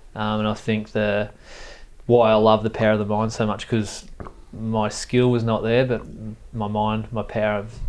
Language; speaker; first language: English; native; English